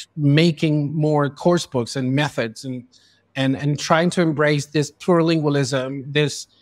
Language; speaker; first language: English; early bilingual, other home language; Spanish